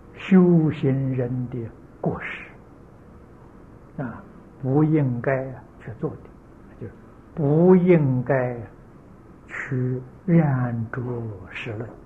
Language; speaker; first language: Chinese; native; Chinese